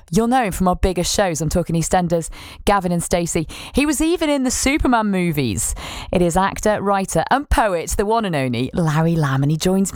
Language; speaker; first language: English; native; English